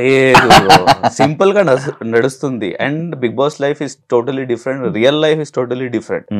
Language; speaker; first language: Telugu; non-native, local second language; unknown